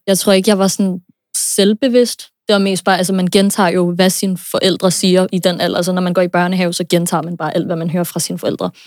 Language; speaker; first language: Danish; early bilingual, other home language; English